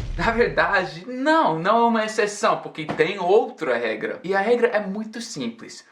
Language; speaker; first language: Portuguese; non-native, fluent; English